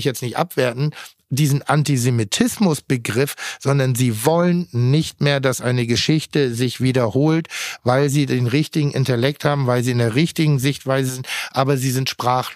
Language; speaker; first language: German; native; German